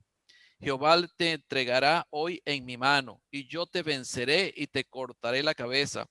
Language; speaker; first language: Spanish; native; Spanish